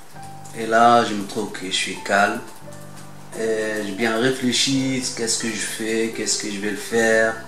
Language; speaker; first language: French; non-native, learner; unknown